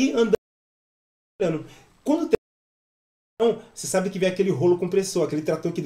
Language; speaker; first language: Portuguese; native; Portuguese